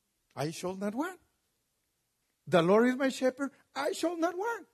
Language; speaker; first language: English; non-native, fluent; Spanish